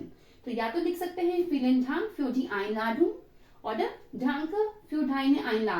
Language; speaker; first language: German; non-native, learner; Hindi